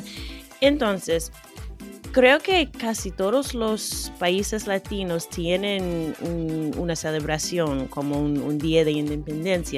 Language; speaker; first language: Spanish; non-native, fluent; English